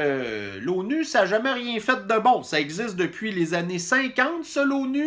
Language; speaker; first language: French; native; French